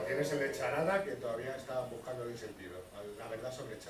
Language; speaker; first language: Spanish; native; Spanish